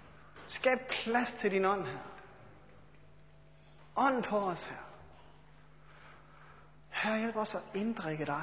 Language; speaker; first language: Danish; native; Danish